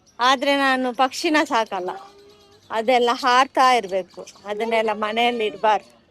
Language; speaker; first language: Kannada; non-native, local second language; Tulu